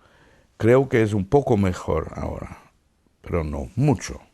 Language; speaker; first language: Spanish; non-native, fluent; Dutch